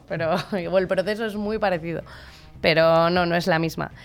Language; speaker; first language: Spanish; native; Spanish